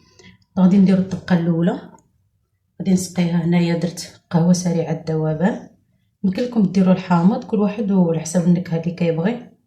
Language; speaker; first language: Arabic; native; Arabic